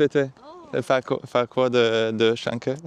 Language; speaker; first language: Chinese; non-native, learner; French